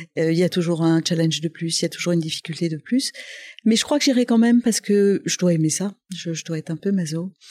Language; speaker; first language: French; non-native, local second language; Arabic